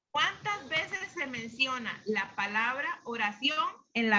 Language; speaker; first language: Spanish; native; Spanish